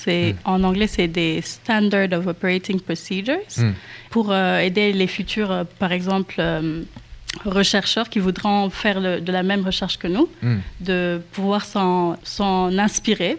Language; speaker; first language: French; non-native, local second language; Kinyarwanda